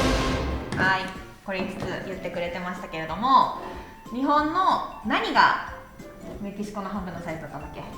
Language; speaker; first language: Japanese; native; Japanese